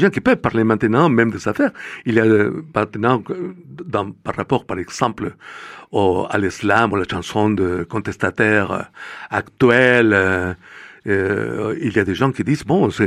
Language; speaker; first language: French; non-native, fluent; Spanish